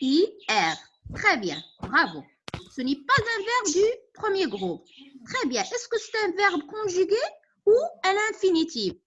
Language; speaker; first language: French; non-native, local second language; Arabic